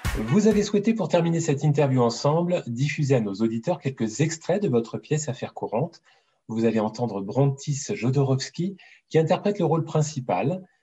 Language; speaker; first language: French; native; French